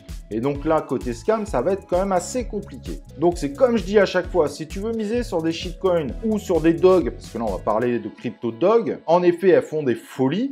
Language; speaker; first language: French; native; French